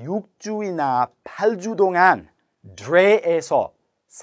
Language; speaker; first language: Korean; non-native, learner; English